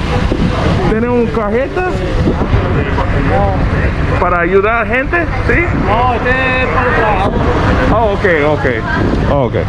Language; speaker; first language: Spanish; non-native, learner; English